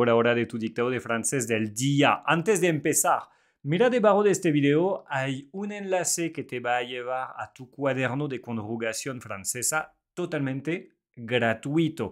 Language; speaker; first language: Spanish; non-native, fluent; French